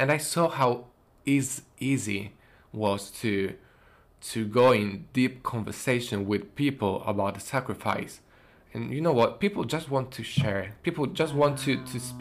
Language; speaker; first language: English; non-native, fluent; Italian